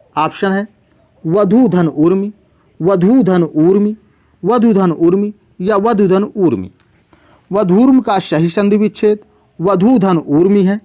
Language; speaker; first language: Hindi; native; Hindi